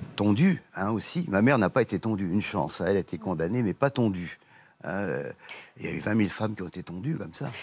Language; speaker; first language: French; native; French